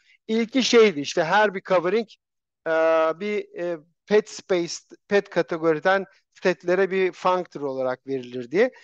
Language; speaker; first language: Turkish; native; Turkish